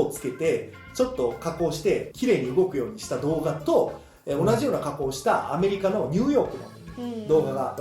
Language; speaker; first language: Japanese; native; Japanese